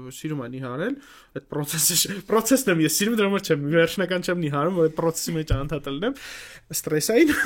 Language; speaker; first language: Armenian; native; Armenian